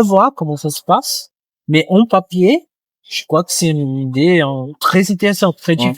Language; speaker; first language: French; non-native, learner; Portuguese